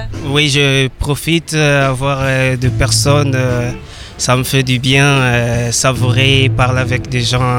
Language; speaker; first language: French; non-native, local second language; Lingala